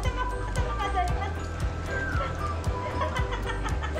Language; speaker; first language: Japanese; native; Japanese